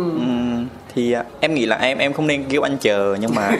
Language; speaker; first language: Vietnamese; native; Vietnamese